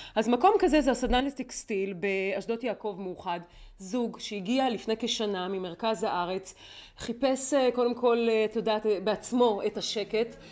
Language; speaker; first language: Hebrew; native; Hebrew